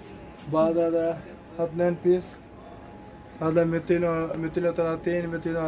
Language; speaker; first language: Arabic; non-native, learner; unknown